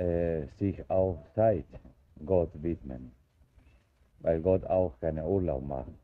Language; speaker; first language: German; non-native, fluent; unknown